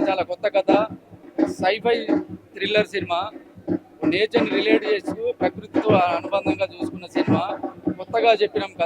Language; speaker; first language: Telugu; native; Telugu